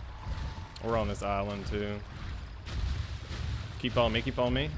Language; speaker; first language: English; native; English